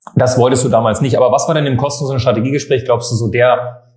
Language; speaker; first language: German; native; German